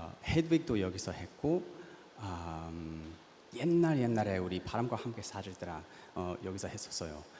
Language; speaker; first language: Korean; early bilingual, heritage; English